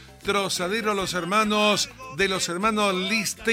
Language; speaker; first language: Spanish; native; Spanish